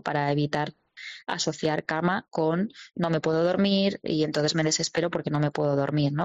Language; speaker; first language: Spanish; native; Spanish